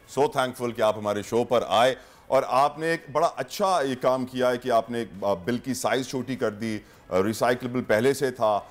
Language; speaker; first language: Urdu; native; Urdu